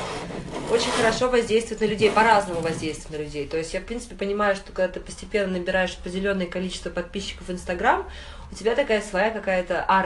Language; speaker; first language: Russian; native; Russian